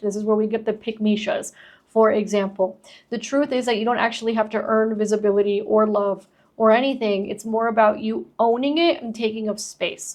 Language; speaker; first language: English; native; English